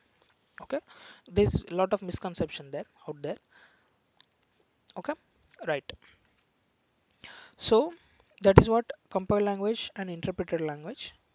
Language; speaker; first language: English; non-native, local second language; Telugu